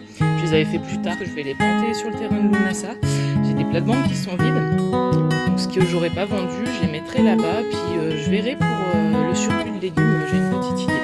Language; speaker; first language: French; native; French